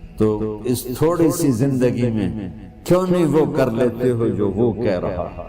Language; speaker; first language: Urdu; non-native, local second language; Punjabi